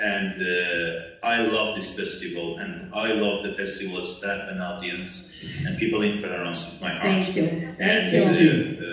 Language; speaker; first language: English; non-native, learner; Persian